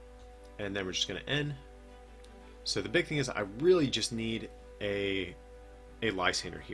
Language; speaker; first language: English; native; English